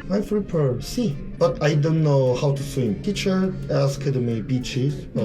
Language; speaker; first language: English; non-native, learner; Korean